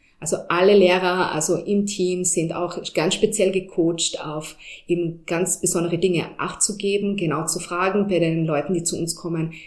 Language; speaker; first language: German; early bilingual, heritage; German